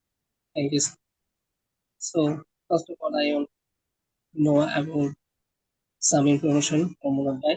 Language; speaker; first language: English; non-native, learner; Bangla